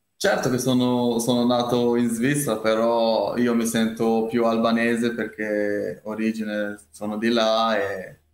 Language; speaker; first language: Italian; non-native, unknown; Albanian